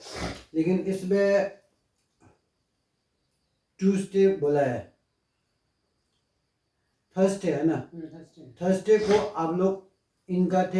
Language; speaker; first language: Hindi; non-native, local second language; Tibetan